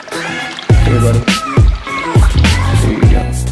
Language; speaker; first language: English; native; English